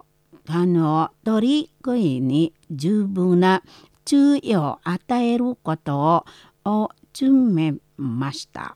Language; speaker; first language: Japanese; non-native, fluent; Indonesian